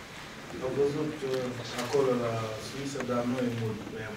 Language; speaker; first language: Romanian; non-native, learner; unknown